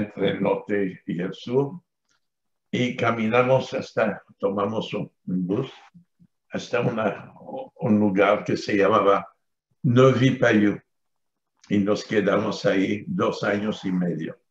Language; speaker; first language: Spanish; non-native, fluent; French